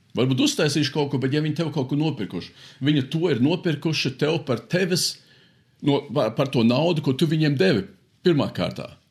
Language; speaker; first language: Latvian; early bilingual, heritage; Latvian